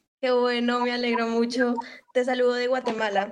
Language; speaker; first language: Spanish; native; Spanish